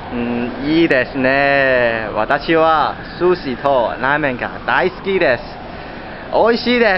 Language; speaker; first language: Japanese; non-native, learner; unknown